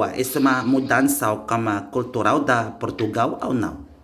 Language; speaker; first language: Portuguese; non-native, learner; Indonesian